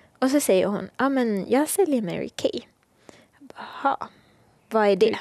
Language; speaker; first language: Swedish; early bilingual, other home language; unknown